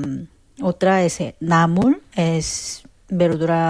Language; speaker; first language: Spanish; non-native, learner; Korean